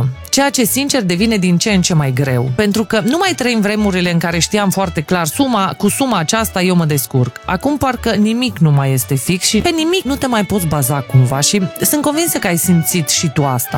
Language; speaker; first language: Romanian; native; Romanian